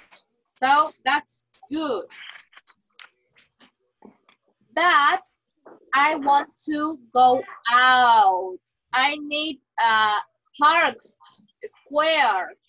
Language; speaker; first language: English; non-native, fluent; Spanish